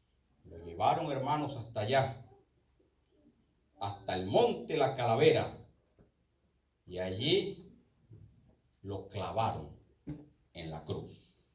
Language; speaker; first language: Spanish; native; Spanish